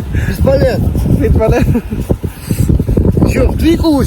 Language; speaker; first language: Russian; native; Russian